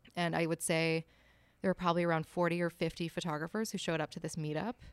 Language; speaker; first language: English; native; English